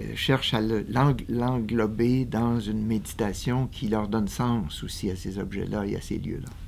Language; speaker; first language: French; native; French